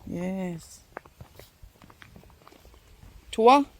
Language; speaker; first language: Korean; native; Korean